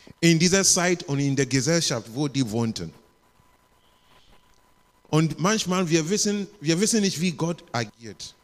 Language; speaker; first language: German; non-native, learner; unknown